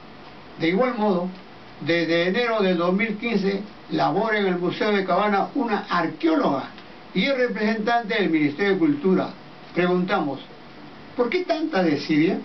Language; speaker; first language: Spanish; native; Spanish